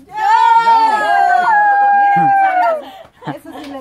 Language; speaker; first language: Spanish; native; Spanish